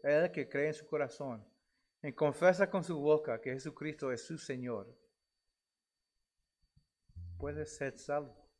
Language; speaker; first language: Spanish; non-native, learner; English